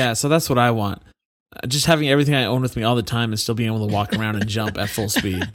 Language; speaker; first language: English; native; English